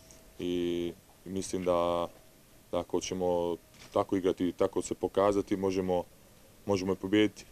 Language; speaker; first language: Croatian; early bilingual, heritage; Italian